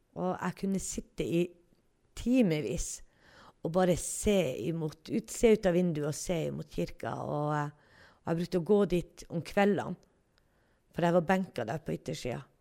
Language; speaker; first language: Norwegian; native; Norwegian